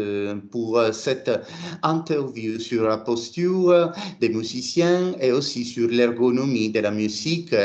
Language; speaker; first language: French; non-native, fluent; Italian